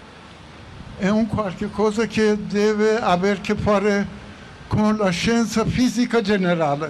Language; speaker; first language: Italian; non-native, fluent; Persian